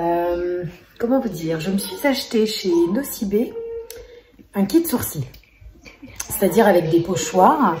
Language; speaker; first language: French; native; French